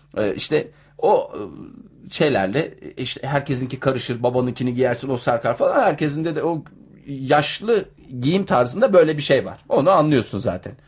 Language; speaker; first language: Turkish; native; Turkish